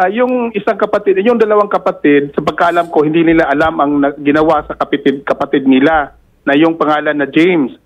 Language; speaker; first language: Filipino; non-native, local second language; Cebuano